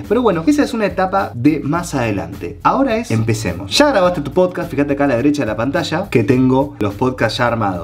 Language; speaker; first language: Spanish; native; Spanish